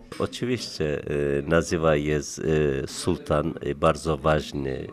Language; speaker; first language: Polish; non-native, learner; Turkish